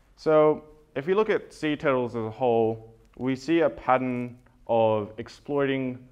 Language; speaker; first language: English; native; English